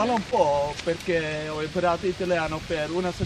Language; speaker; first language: Italian; non-native, learner; Dutch